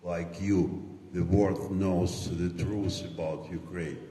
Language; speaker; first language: English; non-native, fluent; Ukrainian